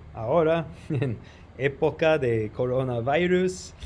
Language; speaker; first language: Spanish; non-native, fluent; English